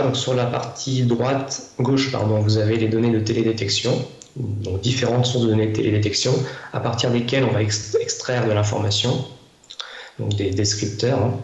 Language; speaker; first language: French; native; French